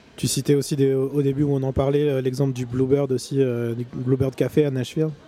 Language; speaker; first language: French; native; French